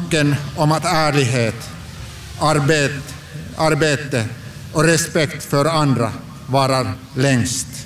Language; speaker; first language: Swedish; non-native, local second language; Finnish